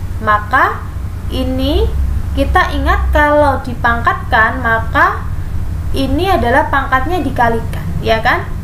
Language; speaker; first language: Indonesian; native; Indonesian